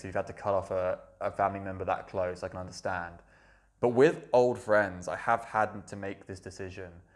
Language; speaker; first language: English; native; English